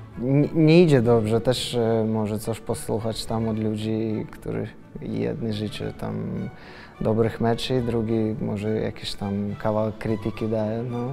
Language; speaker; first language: Polish; non-native, learner; Russian